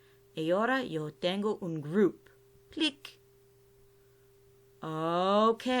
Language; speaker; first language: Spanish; non-native, learner; English